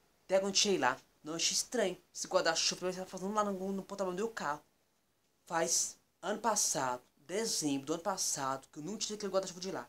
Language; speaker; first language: Portuguese; native; Portuguese